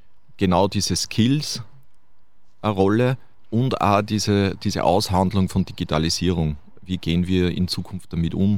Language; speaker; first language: German; native; German